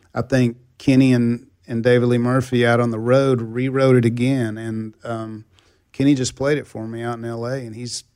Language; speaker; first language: English; native; English